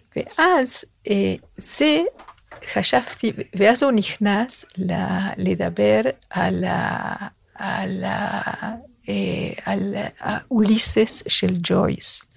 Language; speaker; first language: Hebrew; non-native, fluent; Spanish